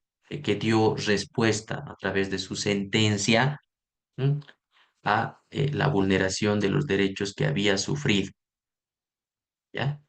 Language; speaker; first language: Spanish; native; Spanish